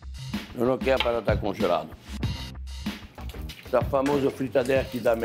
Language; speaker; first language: Portuguese; non-native, fluent; French